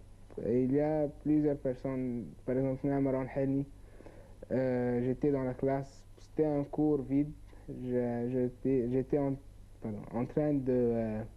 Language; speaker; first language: French; non-native, learner; Arabic